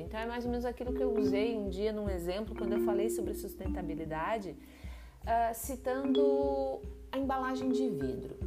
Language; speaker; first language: Portuguese; native; Portuguese